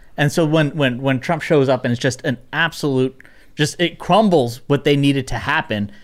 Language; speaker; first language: English; native; English